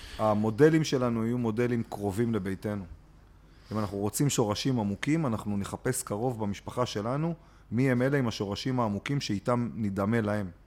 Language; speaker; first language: Hebrew; native; Hebrew